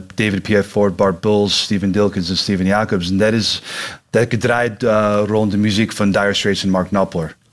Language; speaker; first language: Dutch; non-native, learner; English